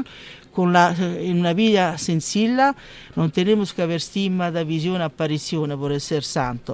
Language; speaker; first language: Spanish; non-native, learner; Italian